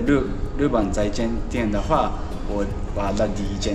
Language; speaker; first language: Chinese; non-native, learner; Japanese